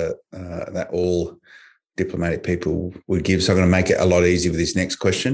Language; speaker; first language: English; native; English